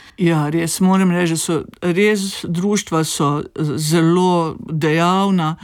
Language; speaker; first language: Slovenian; native; Slovenian